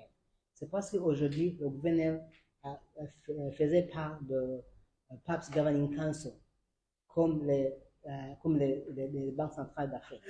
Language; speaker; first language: French; non-native, learner; Arabic